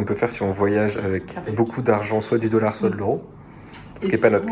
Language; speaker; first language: French; native; French